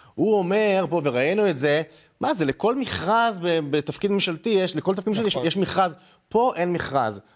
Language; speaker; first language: Hebrew; native; Hebrew